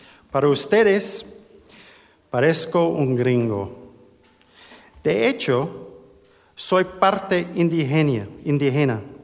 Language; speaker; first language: Spanish; non-native, learner; English